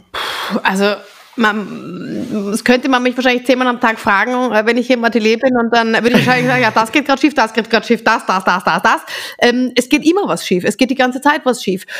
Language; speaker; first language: German; native; German